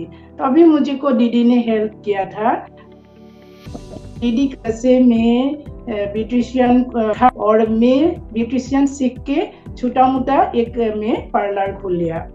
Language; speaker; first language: Hindi; non-native, local second language; Assamese